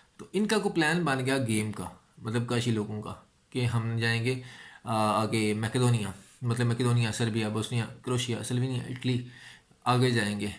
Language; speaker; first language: Urdu; non-native, local second language; Punjabi